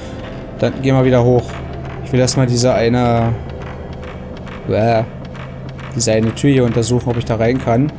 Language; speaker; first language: German; native; German